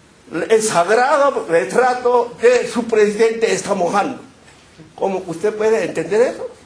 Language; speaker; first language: Spanish; non-native, fluent; Korean